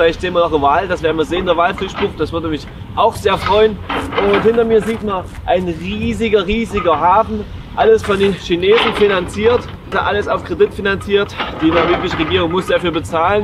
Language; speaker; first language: German; native; German